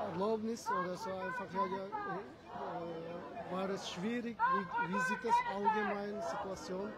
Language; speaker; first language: German; non-native, learner; Uyghur